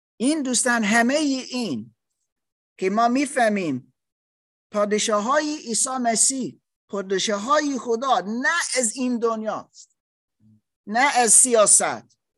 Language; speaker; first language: Persian; non-native, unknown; English